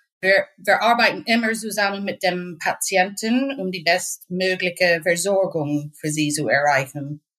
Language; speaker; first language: German; non-native, fluent; English